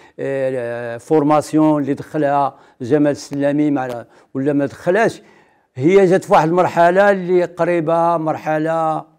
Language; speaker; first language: Arabic; native; Arabic